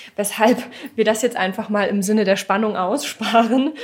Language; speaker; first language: German; native; German